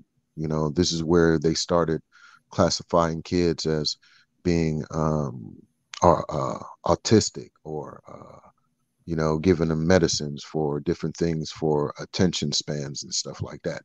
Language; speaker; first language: English; early bilingual, other home language; Filipino